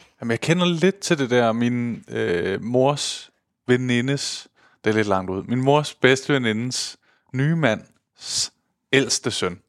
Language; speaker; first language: Danish; early bilingual, other home language; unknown